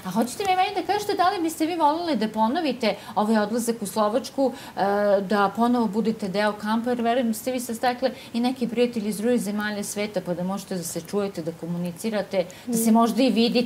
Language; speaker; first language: Serbian; native; Serbian